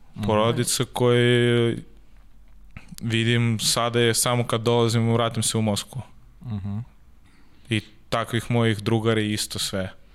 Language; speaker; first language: Serbian; non-native, learner; Russian